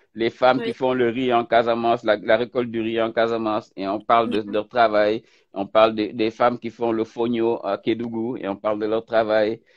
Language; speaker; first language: French; non-native, local second language; Wolof